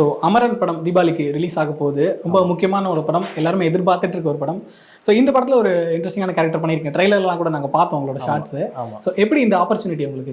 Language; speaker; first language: Tamil; native; Tamil